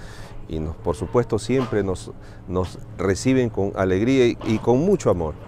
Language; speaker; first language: Spanish; native; Spanish